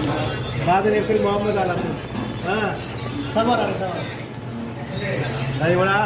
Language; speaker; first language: Arabic; non-native, learner; Bangla